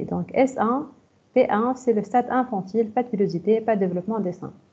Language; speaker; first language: French; non-native, local second language; Arabic